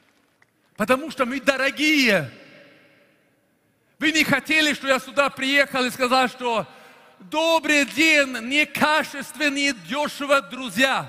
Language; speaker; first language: Russian; non-native, fluent; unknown